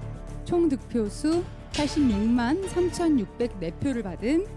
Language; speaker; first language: Korean; native; Korean